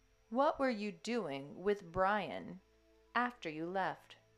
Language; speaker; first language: English; native; English